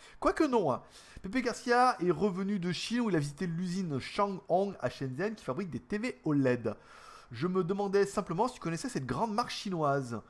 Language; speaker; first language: French; native; French